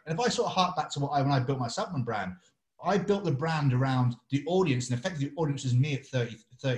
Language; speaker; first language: English; native; English